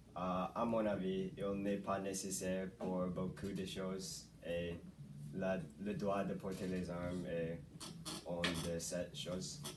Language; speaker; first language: French; non-native, learner; English